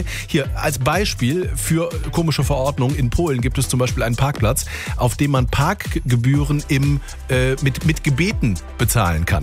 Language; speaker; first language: German; native; German